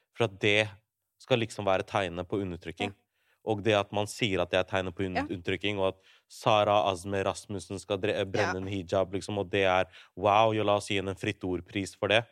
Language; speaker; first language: Norwegian; early bilingual, other home language; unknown